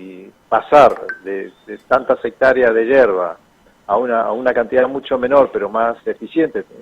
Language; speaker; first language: Spanish; native; Spanish